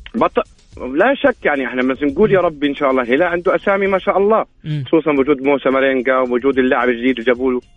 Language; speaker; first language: Arabic; native; Arabic